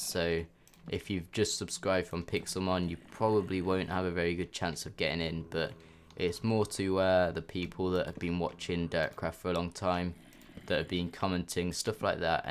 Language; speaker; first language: English; native; English